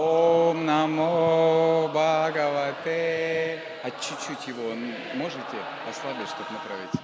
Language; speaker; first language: Russian; native; Russian